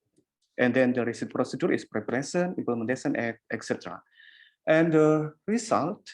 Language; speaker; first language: English; non-native, learner; Indonesian